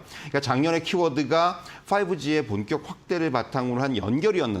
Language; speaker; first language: Korean; native; Korean